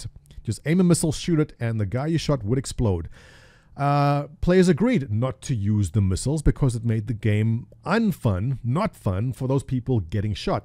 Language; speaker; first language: English; native; English